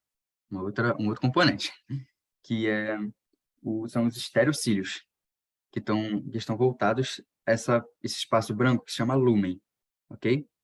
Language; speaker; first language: Portuguese; native; Portuguese